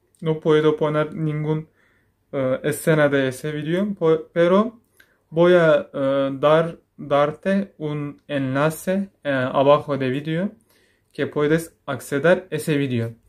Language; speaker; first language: Spanish; non-native, fluent; Turkish